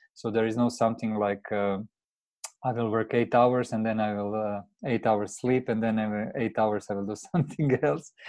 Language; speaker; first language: English; non-native, fluent; Croatian